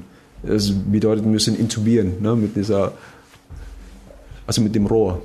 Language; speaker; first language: German; non-native, fluent; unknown